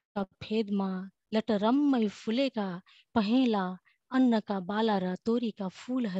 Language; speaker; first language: Nepali; native; Nepali